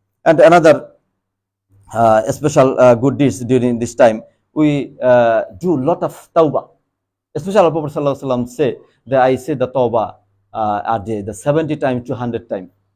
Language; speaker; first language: English; non-native, local second language; Bangla